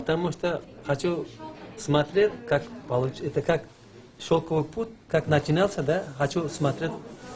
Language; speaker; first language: Russian; non-native, local second language; Uzbek